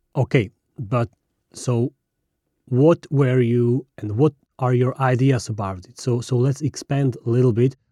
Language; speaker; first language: English; non-native, fluent; Slovak